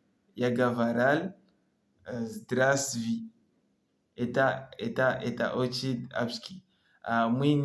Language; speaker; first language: Russian; non-native, learner; French